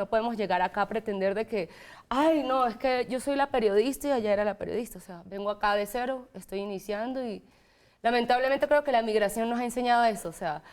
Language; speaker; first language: Spanish; native; Spanish